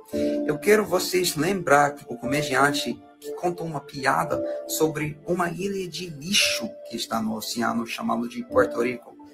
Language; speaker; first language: Portuguese; non-native, fluent; English